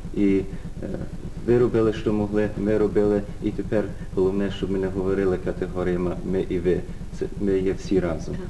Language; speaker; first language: Ukrainian; early bilingual, heritage; Ukrainian